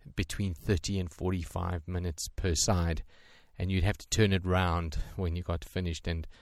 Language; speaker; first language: English; native; English